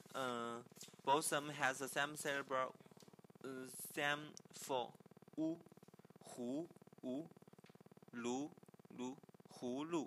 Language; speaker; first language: English; non-native, learner; Chinese